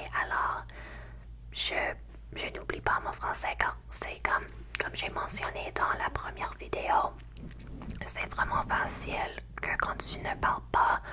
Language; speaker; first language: French; non-native, learner; English